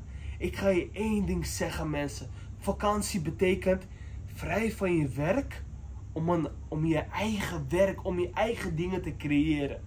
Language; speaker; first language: Dutch; early bilingual, other home language; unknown